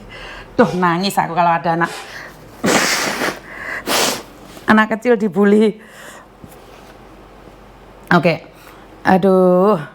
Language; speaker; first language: Indonesian; non-native, local second language; Javanese